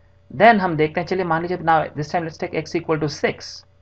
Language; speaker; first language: English; non-native, local second language; Hindi